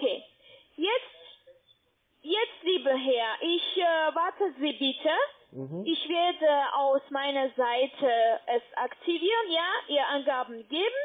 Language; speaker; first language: German; non-native, learner; Russian